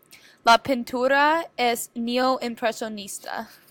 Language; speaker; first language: Spanish; non-native, learner; English